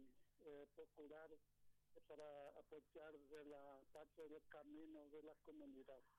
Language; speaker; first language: Spanish; non-native, local second language; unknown